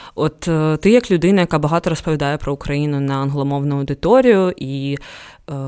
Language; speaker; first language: Ukrainian; native; Ukrainian